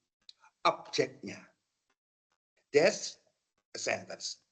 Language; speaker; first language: English; non-native, fluent; Indonesian